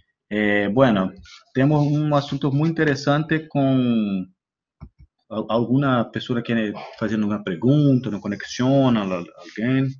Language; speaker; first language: Spanish; non-native, learner; Portuguese